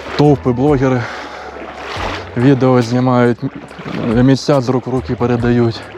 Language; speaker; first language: Ukrainian; non-native, local second language; Russian